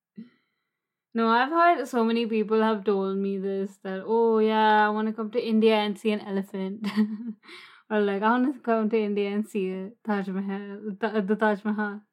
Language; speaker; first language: English; non-native, local second language; Hindi